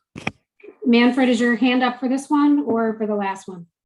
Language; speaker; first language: English; native; English